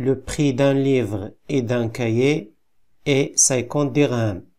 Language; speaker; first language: French; non-native, local second language; Arabic